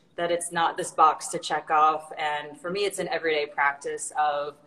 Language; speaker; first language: English; native; English